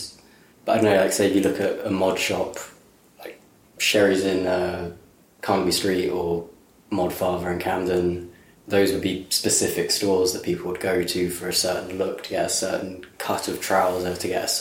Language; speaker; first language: English; native; English